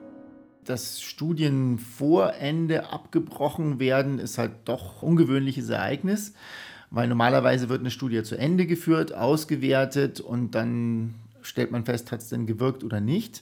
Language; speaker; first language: German; native; German